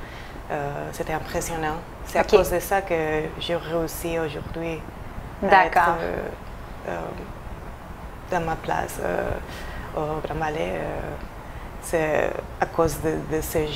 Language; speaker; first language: French; non-native, fluent; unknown